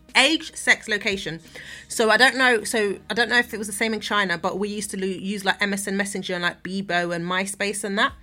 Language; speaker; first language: English; native; English